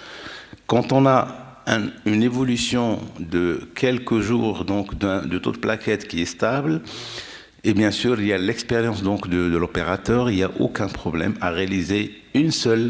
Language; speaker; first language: French; non-native, local second language; Arabic